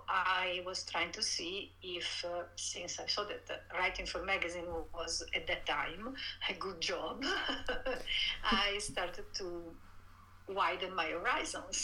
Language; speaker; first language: English; non-native, fluent; Italian